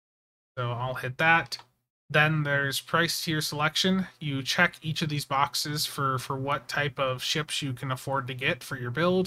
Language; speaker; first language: English; native; English